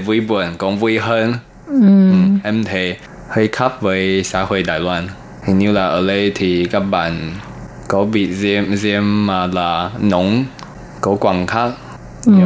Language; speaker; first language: Vietnamese; non-native, learner; Chinese